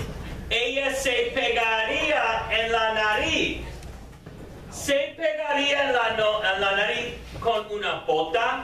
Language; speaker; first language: Spanish; non-native, fluent; English